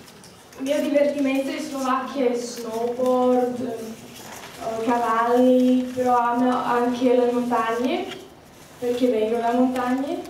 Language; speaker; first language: Italian; early bilingual, heritage; Slovak